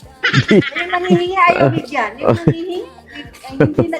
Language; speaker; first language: Filipino; native; Filipino